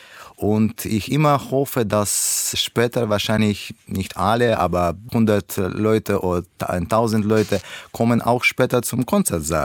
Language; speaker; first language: German; non-native, learner; Russian